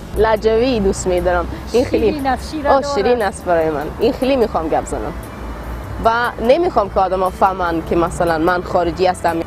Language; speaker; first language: Persian; non-native, learner; Swedish